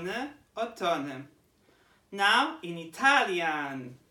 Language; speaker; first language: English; non-native, fluent; Portuguese